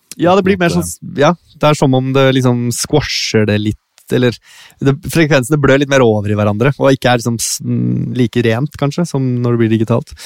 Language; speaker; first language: Norwegian; native; Norwegian